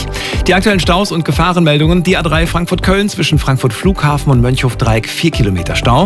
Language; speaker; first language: German; native; German